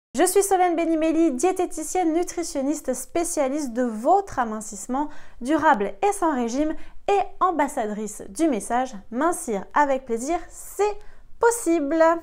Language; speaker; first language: French; native; French